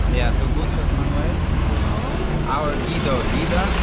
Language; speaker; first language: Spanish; non-native, learner; English